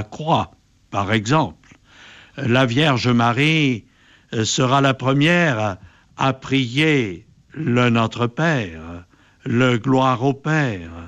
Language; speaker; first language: French; native; French